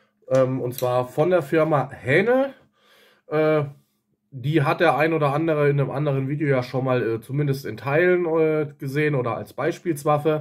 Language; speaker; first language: German; native; German